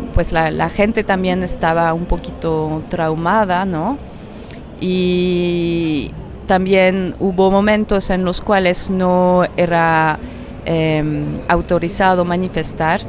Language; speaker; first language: Spanish; non-native, fluent; French